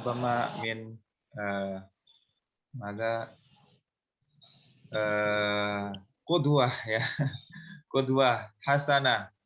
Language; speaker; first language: Arabic; non-native, learner; Indonesian